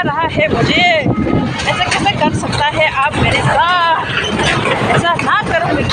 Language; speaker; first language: Hindi; non-native, local second language; Assamese